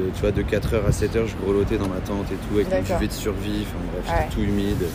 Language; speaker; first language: French; native; French